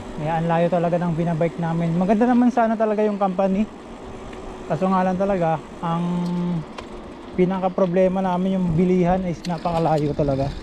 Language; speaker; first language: Filipino; native; Filipino